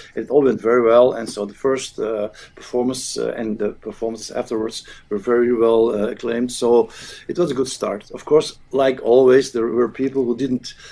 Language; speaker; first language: English; non-native, fluent; Dutch